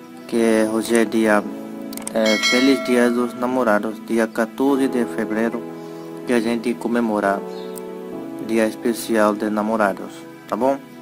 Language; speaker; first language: Portuguese; non-native, learner; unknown